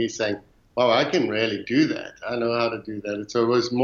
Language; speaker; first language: English; native; English